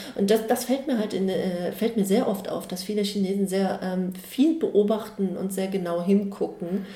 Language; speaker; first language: German; early bilingual, other home language; Chinese